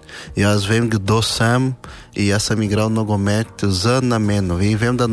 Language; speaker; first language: Slovenian; non-native, fluent; Portuguese